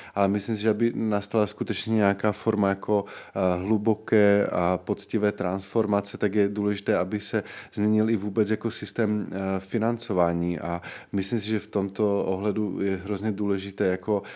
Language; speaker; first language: Czech; native; Czech